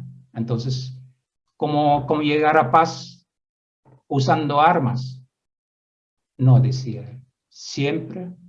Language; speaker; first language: Spanish; non-native, fluent; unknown